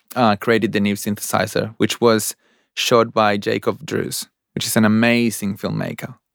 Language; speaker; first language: English; non-native, fluent; Spanish